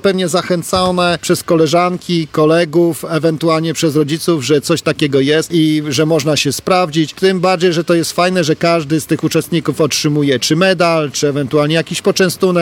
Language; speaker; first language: Polish; native; Polish